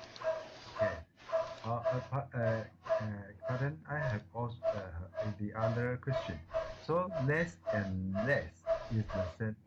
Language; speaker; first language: English; non-native, learner; Chinese